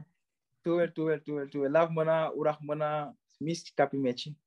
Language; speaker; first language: Armenian; non-native, learner; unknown